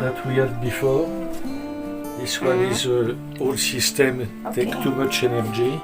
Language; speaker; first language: English; non-native, fluent; French